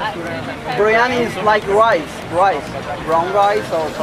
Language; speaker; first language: English; non-native, learner; Urdu